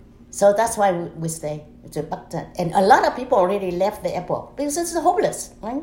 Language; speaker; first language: English; non-native, fluent; Vietnamese